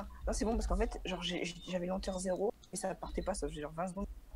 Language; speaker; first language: French; native; French